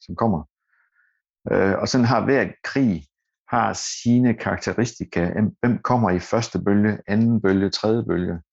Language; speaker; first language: Danish; native; Danish